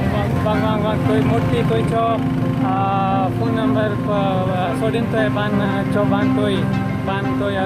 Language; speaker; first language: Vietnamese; non-native, learner; Urdu